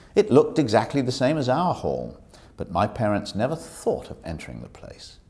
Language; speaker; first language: English; native; English